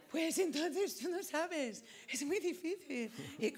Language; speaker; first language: Spanish; non-native, fluent; English